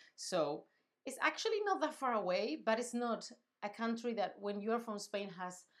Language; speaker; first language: English; non-native, fluent; Spanish